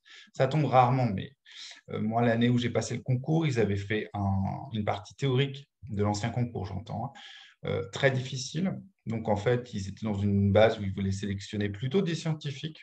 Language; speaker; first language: French; native; French